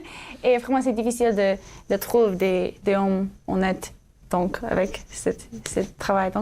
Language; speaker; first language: French; non-native, learner; English